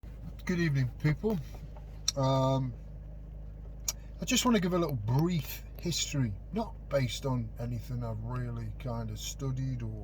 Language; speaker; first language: English; native; English